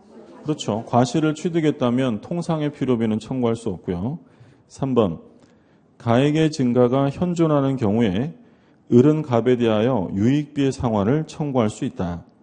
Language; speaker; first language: Korean; native; Korean